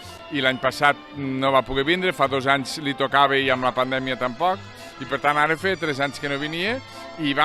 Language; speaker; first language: Catalan; native; Catalan